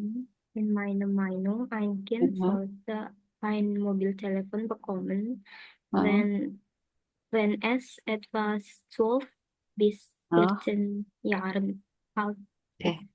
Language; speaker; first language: German; non-native, learner; Indonesian